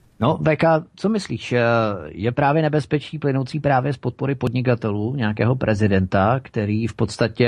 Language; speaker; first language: Czech; native; Czech